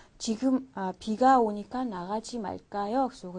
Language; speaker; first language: Korean; non-native, fluent; Mongolian